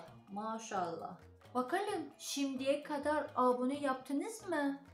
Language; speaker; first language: Turkish; non-native, learner; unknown